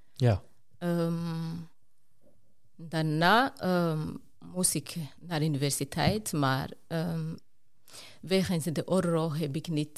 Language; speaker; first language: Dutch; non-native, fluent; Rundi